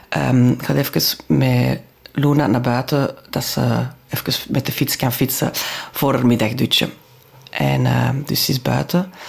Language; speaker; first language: Dutch; non-native, local second language; French